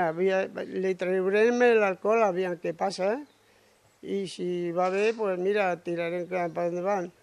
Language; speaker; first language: Catalan; non-native, local second language; Spanish